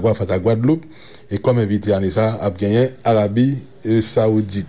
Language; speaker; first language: French; non-native, local second language; Haitian Creole